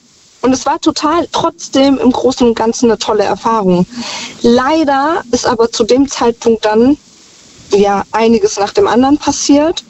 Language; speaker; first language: German; native; German